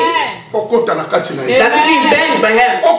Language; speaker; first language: Dutch; non-native, learner; Lingala